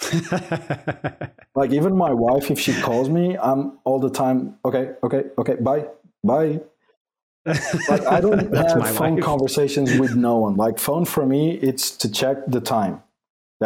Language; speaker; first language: English; non-native, fluent; Portuguese